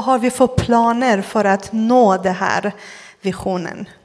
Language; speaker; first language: Swedish; non-native, fluent; Persian